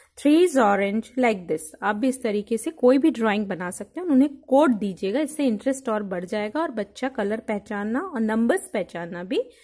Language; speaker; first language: Hindi; native; Hindi